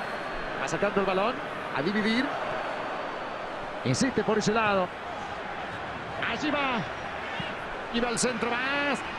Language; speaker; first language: Spanish; native; Spanish